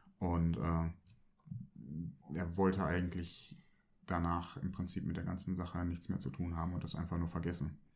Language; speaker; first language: German; early bilingual, other home language; Turkish